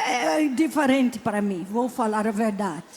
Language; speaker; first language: Portuguese; non-native, learner; English